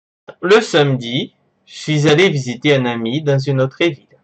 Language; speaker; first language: French; non-native, fluent; Portuguese